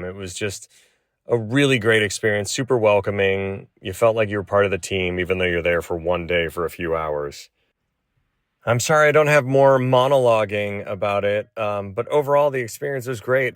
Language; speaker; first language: English; native; English